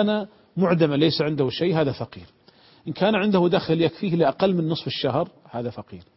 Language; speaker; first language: Arabic; native; Arabic